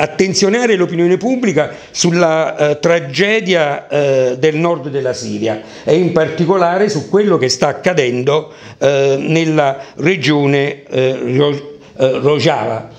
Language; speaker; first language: Italian; native; Italian